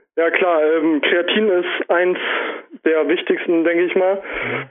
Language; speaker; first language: German; native; German